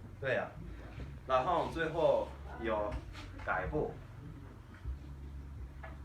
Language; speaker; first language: Chinese; non-native, learner; Kinyarwanda